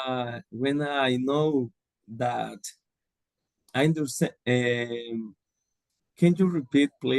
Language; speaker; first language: English; non-native, learner; Spanish